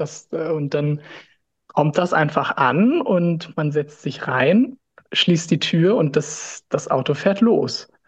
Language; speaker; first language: German; native; German